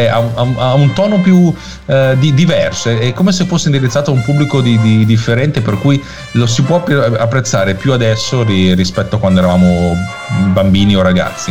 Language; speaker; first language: Italian; native; Italian